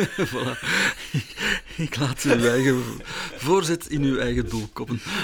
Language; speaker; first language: Dutch; native; Dutch